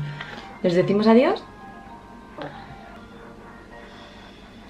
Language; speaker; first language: Spanish; native; Spanish